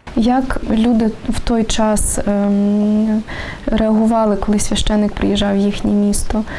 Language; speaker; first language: Ukrainian; native; Ukrainian